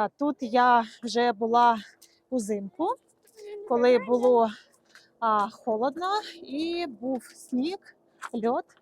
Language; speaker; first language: Ukrainian; non-native, local second language; Russian